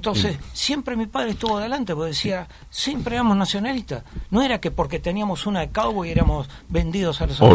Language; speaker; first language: Spanish; native; Spanish